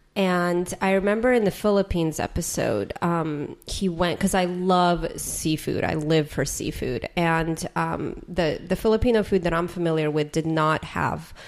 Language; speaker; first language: English; native; English